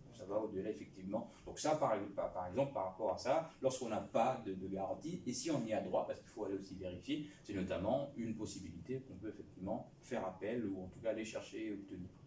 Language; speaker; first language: French; non-native, local second language; Lingala